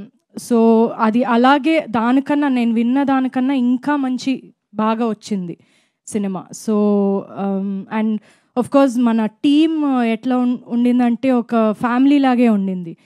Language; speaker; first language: Telugu; non-native, fluent; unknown